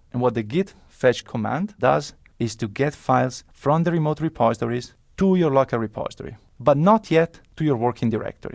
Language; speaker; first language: English; non-native, fluent; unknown